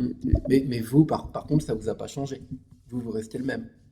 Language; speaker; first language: French; native; French